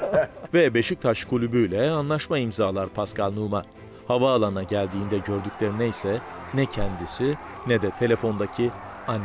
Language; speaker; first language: Turkish; native; Turkish